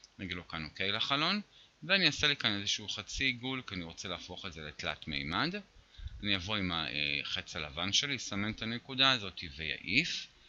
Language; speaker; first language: Hebrew; native; Hebrew